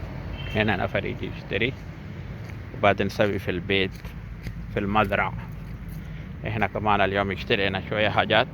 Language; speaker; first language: Arabic; non-native, learner; Urdu